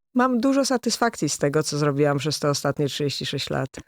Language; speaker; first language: Polish; native; Polish